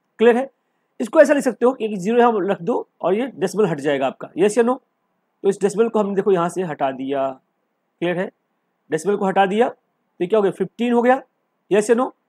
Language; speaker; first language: Hindi; native; Hindi